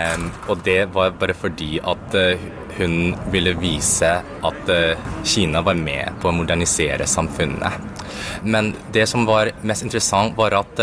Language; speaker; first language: Norwegian; early bilingual, other home language; Cantonese